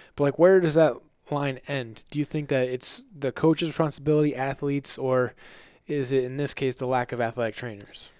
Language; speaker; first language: English; native; English